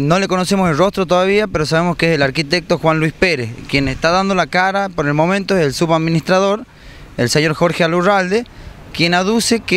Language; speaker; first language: Spanish; native; Spanish